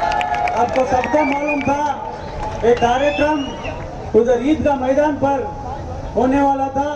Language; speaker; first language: Hindi; non-native, local second language; Kannada